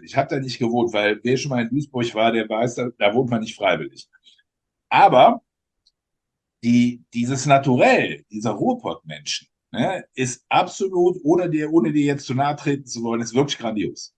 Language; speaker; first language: German; native; German